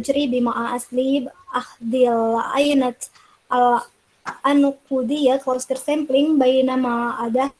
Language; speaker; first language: Arabic; non-native, learner; Indonesian